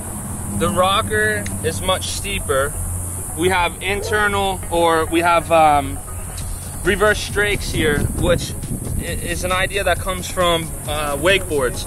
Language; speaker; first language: English; native; English